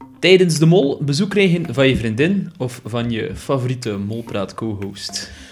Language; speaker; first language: Dutch; native; Dutch